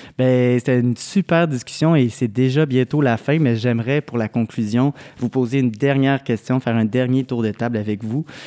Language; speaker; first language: French; native; French